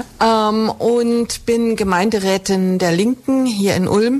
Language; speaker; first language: German; native; German